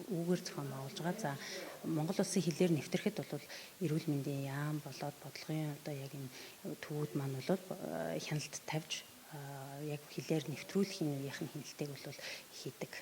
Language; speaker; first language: Mongolian; native; Mongolian